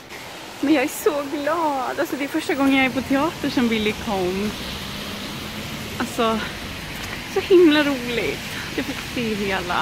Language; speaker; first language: Swedish; native; Swedish